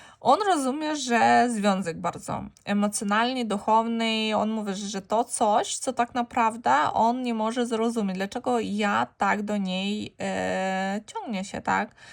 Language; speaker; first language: Polish; non-native, fluent; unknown